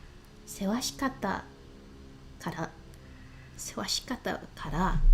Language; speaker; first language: Japanese; non-native, learner; English